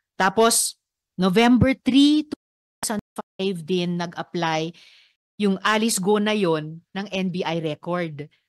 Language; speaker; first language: Filipino; native; Filipino